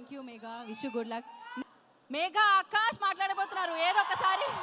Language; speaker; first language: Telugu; native; Telugu